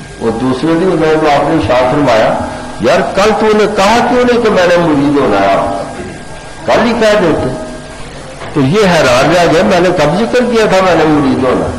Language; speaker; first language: Urdu; non-native, local second language; Punjabi